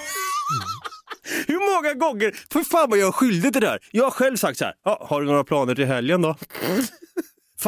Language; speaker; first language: Swedish; native; Swedish